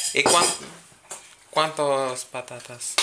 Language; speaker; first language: Spanish; non-native, learner; Filipino